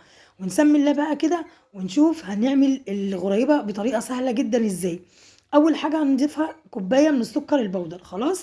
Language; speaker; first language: Arabic; native; Arabic